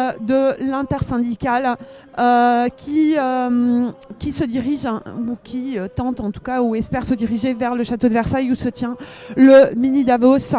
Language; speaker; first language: French; native; French